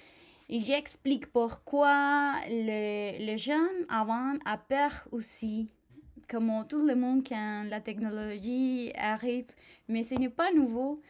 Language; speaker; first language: French; non-native, fluent; Spanish